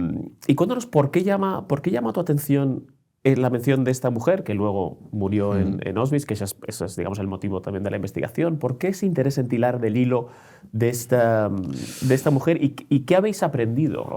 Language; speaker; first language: Spanish; native; Spanish